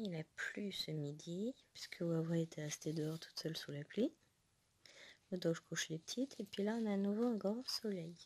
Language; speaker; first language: French; native; French